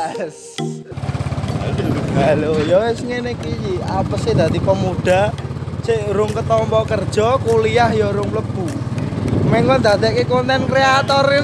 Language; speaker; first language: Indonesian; non-native, local second language; Javanese